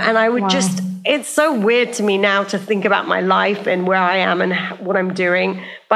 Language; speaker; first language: English; native; English